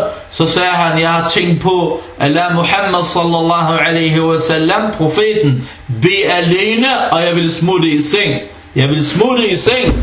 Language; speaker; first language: Danish; early bilingual, other home language; Arabic